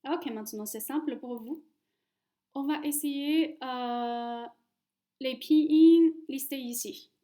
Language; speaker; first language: French; non-native, fluent; Chinese